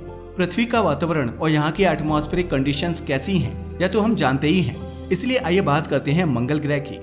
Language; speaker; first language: Hindi; native; Hindi